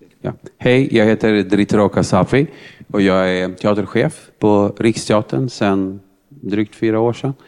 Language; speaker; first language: Swedish; non-native, fluent; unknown